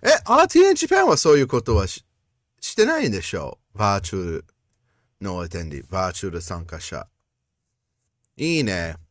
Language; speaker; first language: Japanese; non-native, learner; English